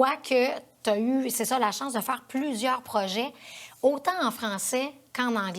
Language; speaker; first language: French; native; French